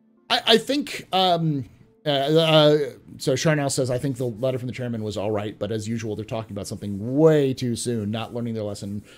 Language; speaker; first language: English; native; English